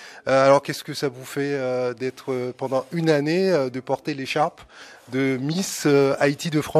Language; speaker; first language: French; native; French